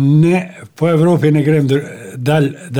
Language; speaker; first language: Slovenian; non-native, fluent; Albanian